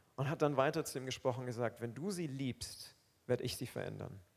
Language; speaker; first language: German; native; German